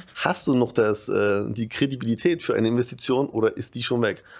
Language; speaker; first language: German; native; German